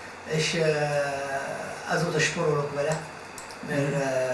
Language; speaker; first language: Hungarian; non-native, fluent; Arabic